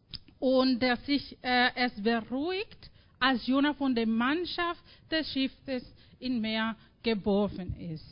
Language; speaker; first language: German; non-native, fluent; Spanish